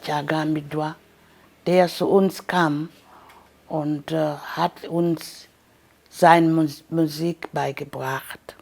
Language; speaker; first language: German; non-native, learner; Ganda